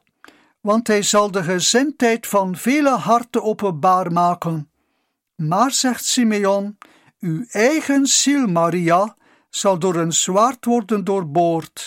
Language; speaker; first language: Dutch; native; Dutch